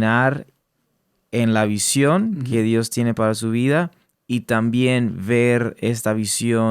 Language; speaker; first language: Spanish; early bilingual, heritage; English